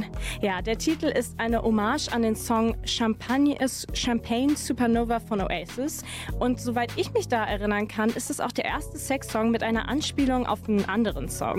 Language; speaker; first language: German; native; German